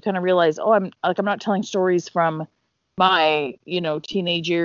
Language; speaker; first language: English; native; English